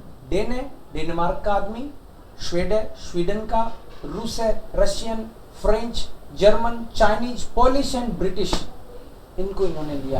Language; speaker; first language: Hindi; native; Hindi